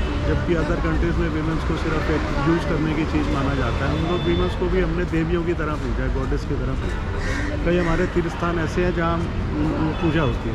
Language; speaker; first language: Hindi; native; Hindi